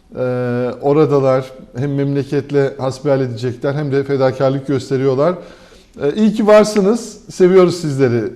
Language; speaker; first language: Turkish; native; Turkish